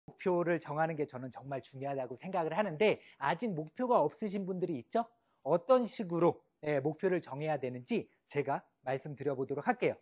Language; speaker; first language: Korean; native; Korean